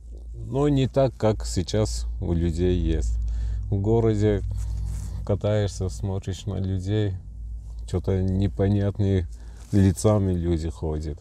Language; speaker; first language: Russian; non-native, learner; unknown